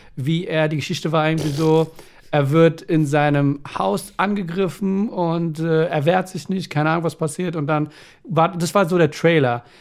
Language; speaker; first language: German; early bilingual, other home language; Persian